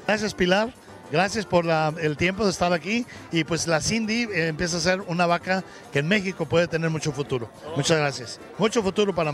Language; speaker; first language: Spanish; native; Spanish